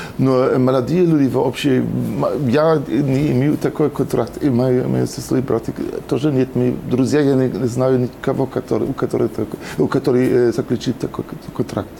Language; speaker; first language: Russian; non-native, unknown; German